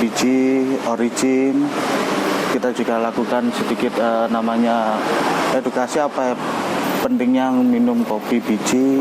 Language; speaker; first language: Indonesian; non-native, local second language; Javanese